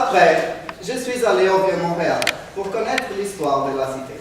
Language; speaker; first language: French; non-native, learner; Spanish